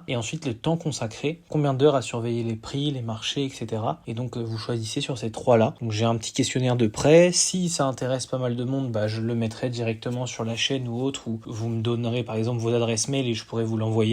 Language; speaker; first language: French; native; French